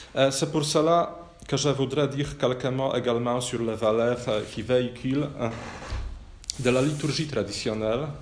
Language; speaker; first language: French; non-native, fluent; Polish